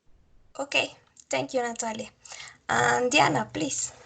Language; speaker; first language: English; non-native, learner; Spanish